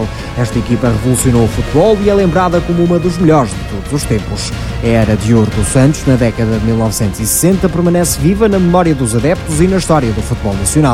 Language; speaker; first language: Portuguese; native; Portuguese